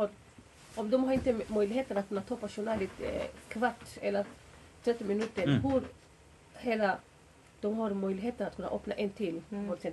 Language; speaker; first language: Swedish; non-native, fluent; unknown